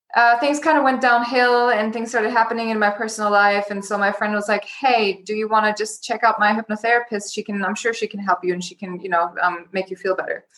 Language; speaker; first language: English; non-native, fluent; German